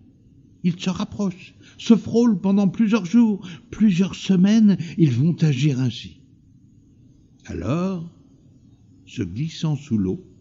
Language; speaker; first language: French; native; French